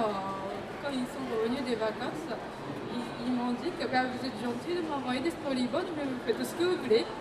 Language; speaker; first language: French; non-native, fluent; Japanese